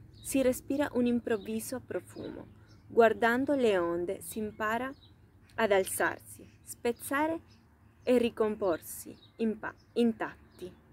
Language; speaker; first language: Italian; non-native, fluent; Spanish